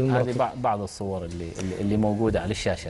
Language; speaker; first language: Arabic; native; Arabic